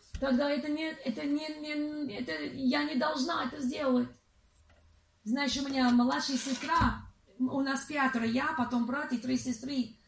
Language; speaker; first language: Russian; non-native, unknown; English